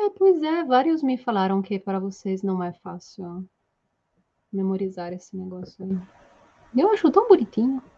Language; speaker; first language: Portuguese; non-native, fluent; Italian